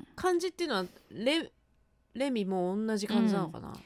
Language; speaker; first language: Japanese; native; Japanese